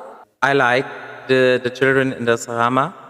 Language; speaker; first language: English; non-native, fluent; German